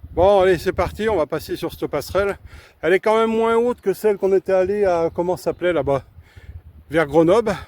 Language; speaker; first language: French; native; French